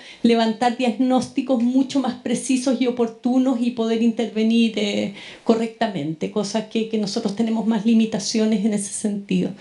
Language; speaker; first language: Spanish; native; Spanish